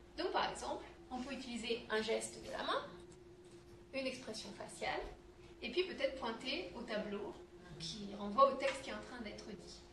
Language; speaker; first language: French; native; French